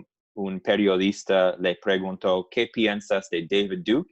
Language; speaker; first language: Spanish; non-native, fluent; English